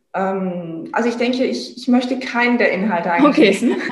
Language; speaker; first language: German; non-native, fluent; French